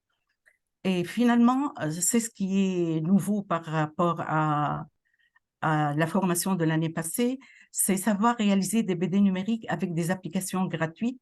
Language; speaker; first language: French; non-native, local second language; Arabic